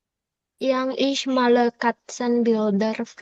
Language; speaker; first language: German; non-native, learner; Indonesian